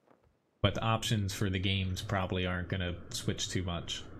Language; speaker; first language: English; native; English